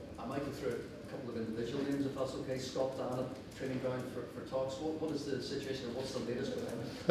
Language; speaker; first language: English; native; English